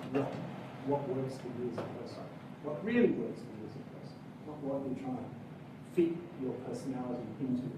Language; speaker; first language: English; native; English